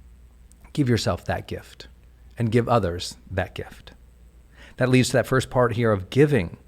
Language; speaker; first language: English; native; English